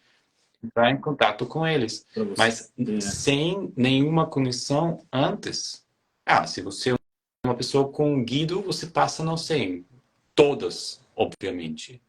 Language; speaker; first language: Portuguese; non-native, fluent; German